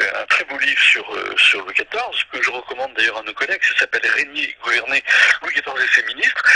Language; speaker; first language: French; native; French